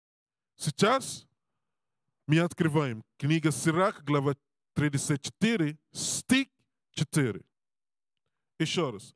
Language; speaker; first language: Russian; non-native, learner; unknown